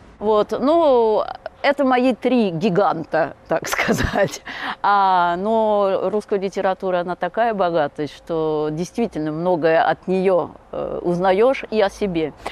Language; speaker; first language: Russian; non-native, fluent; French